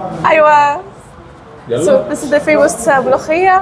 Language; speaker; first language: English; non-native, local second language; Arabic